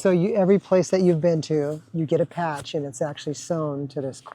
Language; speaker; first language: English; native; English